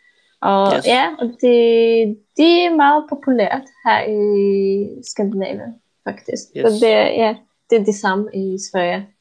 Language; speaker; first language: Danish; non-native, fluent; Polish